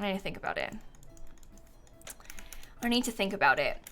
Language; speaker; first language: English; native; English